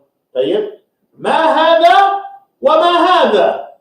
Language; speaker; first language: Arabic; non-native, fluent; English